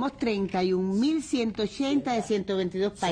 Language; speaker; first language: Spanish; native; Spanish